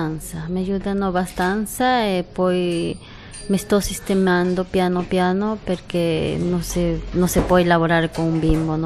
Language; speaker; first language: Italian; non-native, learner; Spanish